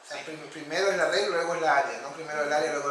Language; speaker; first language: Spanish; native; Spanish